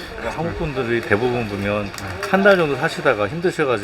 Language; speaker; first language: Korean; native; Korean